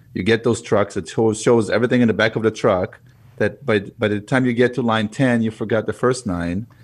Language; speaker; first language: English; non-native, fluent; Hebrew